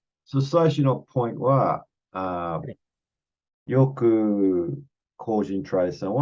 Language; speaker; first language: Japanese; non-native, fluent; English